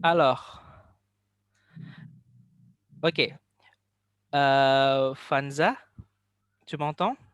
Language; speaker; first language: French; non-native, fluent; Indonesian